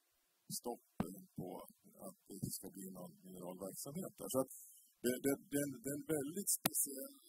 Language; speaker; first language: Swedish; native; Swedish